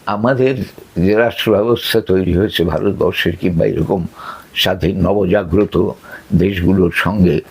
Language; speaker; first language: Bangla; early bilingual, other home language; Sylheti